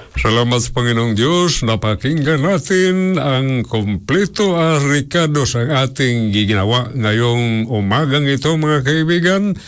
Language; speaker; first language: Filipino; non-native, local second language; Cebuano